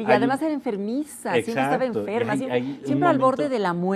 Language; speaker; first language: Spanish; native; Spanish